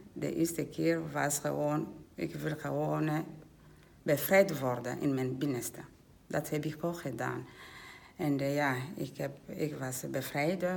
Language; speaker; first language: Dutch; non-native, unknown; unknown